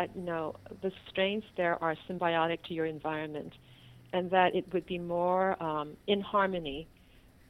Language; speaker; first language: English; non-native, local second language; Cantonese